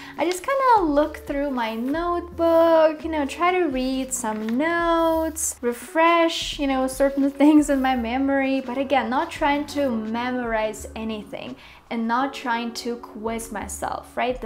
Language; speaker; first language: English; non-native, fluent; Russian